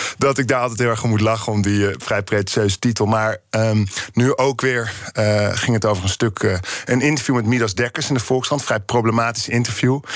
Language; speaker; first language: Dutch; native; Dutch